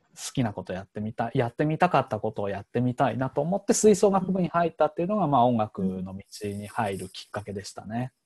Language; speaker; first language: Japanese; native; Japanese